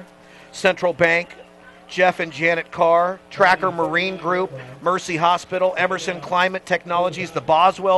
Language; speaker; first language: English; native; English